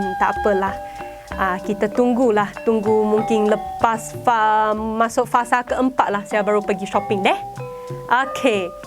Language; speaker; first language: Malay; non-native, local second language; Chinese